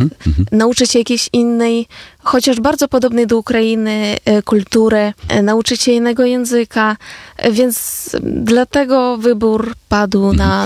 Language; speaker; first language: Polish; non-native, fluent; Ukrainian